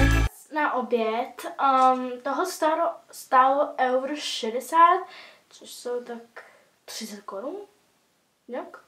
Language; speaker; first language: Czech; early bilingual, heritage; Czech